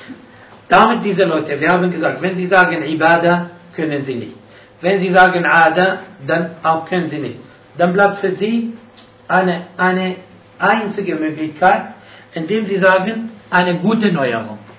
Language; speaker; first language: German; non-native, fluent; Arabic